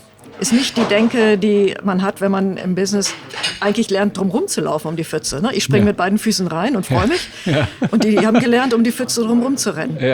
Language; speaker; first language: German; native; German